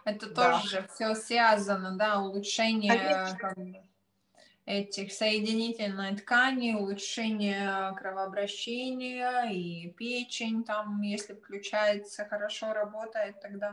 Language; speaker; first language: Russian; non-native, local second language; Latvian